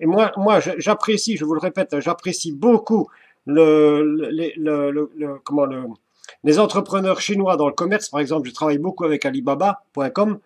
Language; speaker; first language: French; native; French